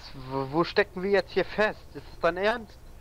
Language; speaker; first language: German; native; German